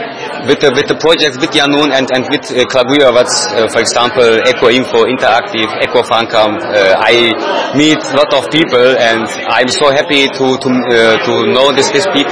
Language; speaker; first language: English; non-native, learner; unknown